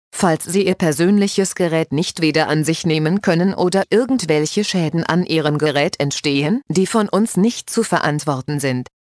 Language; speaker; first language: German; native; German